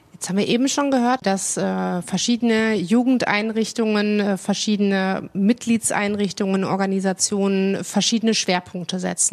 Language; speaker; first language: German; native; German